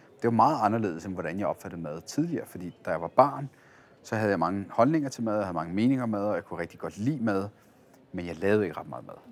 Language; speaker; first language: Danish; early bilingual, other home language; Italian